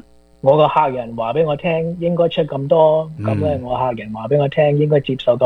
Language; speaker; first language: Chinese; early bilingual, heritage; Cantonese